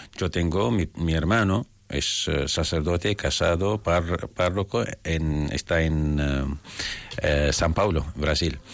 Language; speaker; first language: Spanish; non-native, fluent; Arabic